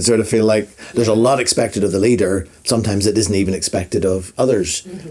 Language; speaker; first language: English; native; English